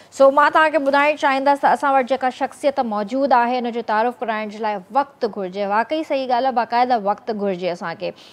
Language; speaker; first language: Sindhi; native; Sindhi